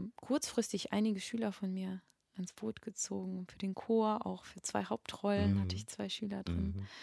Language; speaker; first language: German; non-native, fluent; Russian